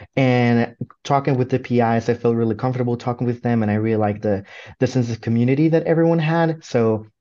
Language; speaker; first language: English; non-native, fluent; Spanish